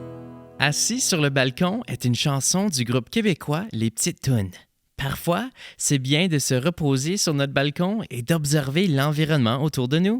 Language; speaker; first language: French; native; French